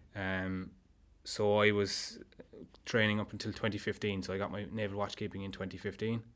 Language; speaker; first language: English; native; English